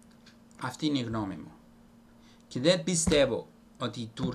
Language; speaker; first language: Greek; non-native, fluent; Italian